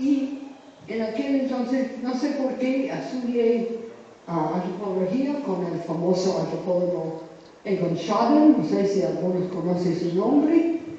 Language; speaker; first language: Spanish; non-native, fluent; English